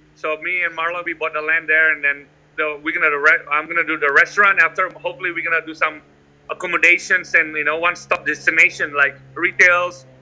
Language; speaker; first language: English; non-native, fluent; Indonesian